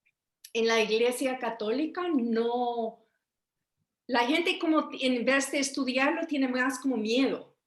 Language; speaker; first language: Spanish; early bilingual, heritage; Spanish